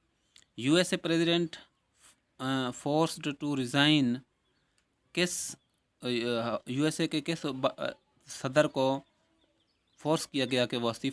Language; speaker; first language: Urdu; native; Urdu